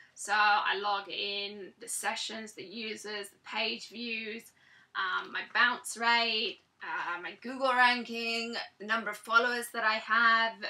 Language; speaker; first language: English; native; English